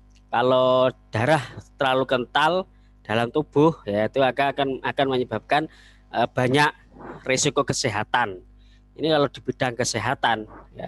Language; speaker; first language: Indonesian; native; Indonesian